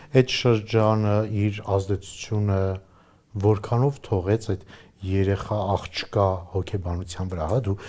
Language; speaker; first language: Armenian; native; Armenian